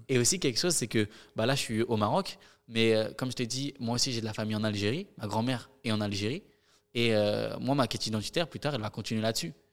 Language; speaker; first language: French; native; French